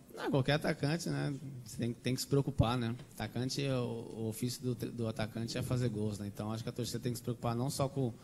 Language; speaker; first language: Portuguese; native; Portuguese